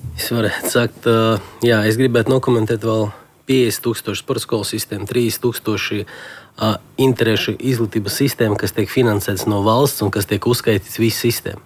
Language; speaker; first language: Latvian; non-native, local second language; Russian